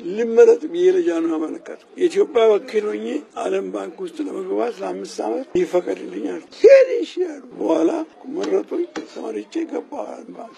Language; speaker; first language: Amharic; non-native, local second language; Oromo